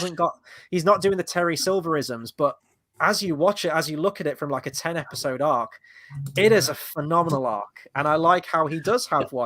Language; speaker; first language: English; native; English